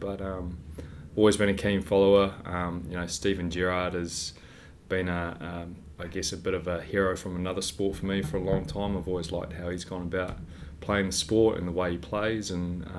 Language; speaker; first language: English; native; English